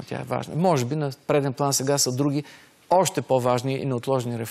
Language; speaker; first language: Bulgarian; native; Bulgarian